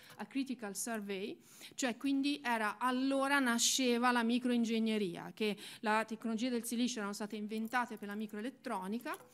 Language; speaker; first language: Italian; native; Italian